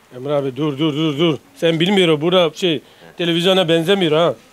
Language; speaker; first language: Turkish; non-native, learner; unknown